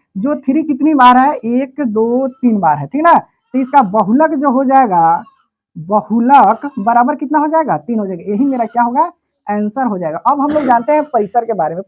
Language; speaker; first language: Hindi; native; Hindi